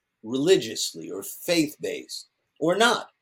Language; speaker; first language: English; early bilingual, other home language; Yiddish